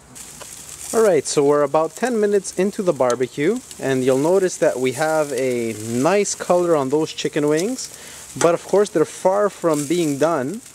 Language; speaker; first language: English; native; English